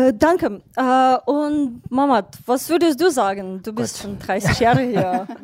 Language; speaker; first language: German; non-native, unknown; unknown